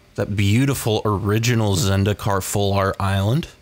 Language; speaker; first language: English; native; English